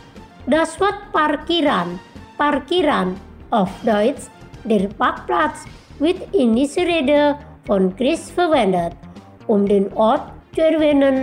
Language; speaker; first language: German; non-native, learner; Indonesian